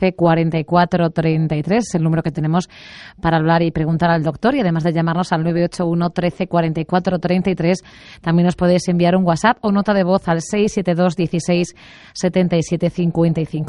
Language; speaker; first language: Spanish; native; Spanish